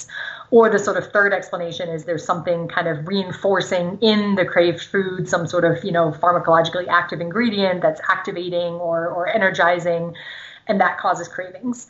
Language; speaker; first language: English; non-native, fluent; German